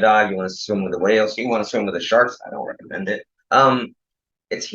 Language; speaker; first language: English; native; English